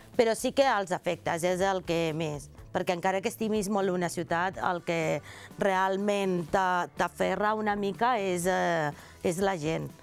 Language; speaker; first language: Catalan; non-native, fluent; Spanish